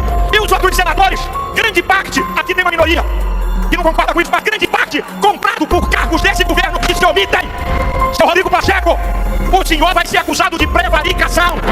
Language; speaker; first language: Portuguese; native; Portuguese